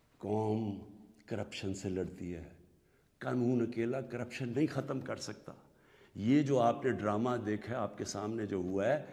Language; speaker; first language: Urdu; native; Urdu